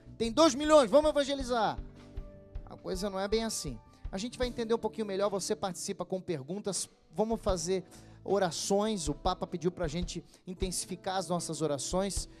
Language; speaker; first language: Portuguese; native; Portuguese